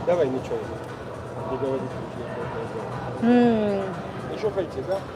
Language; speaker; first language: Russian; non-native, local second language; Georgian